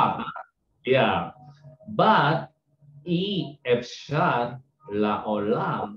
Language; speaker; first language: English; non-native, fluent; Indonesian